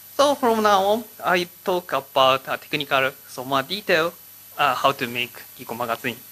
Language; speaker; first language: English; non-native, learner; Japanese